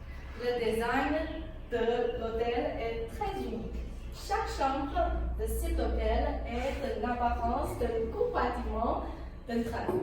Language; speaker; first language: French; non-native, fluent; Chinese